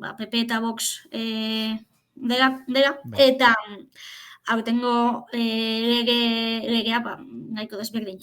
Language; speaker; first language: Basque; non-native, fluent; Catalan